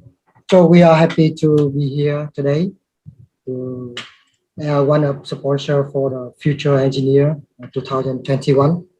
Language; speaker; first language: English; non-native, learner; Vietnamese